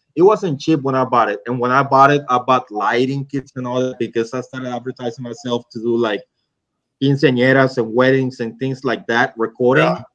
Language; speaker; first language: English; non-native, fluent; Spanish